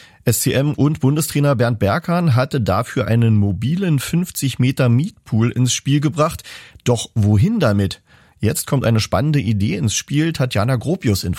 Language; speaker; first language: German; native; German